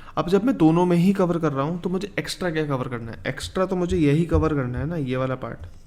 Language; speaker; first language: Hindi; native; Hindi